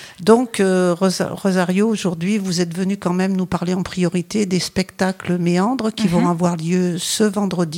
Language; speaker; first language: French; native; French